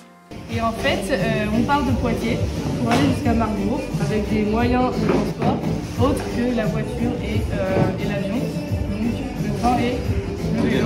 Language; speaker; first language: French; native; French